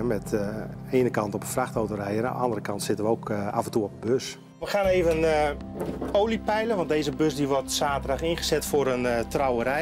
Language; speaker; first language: Dutch; native; Dutch